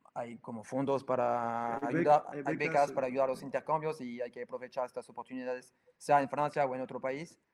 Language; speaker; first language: Spanish; non-native, fluent; French